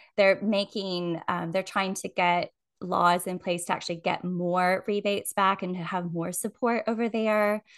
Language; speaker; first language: English; native; English